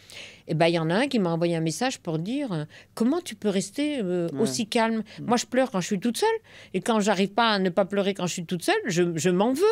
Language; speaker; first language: French; native; French